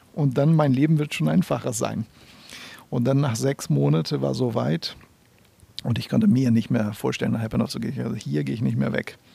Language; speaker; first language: German; non-native, fluent; Portuguese